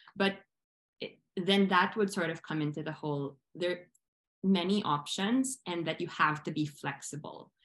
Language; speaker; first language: English; non-native, local second language; Filipino